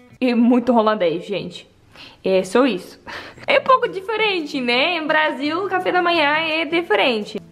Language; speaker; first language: Portuguese; non-native, learner; Dutch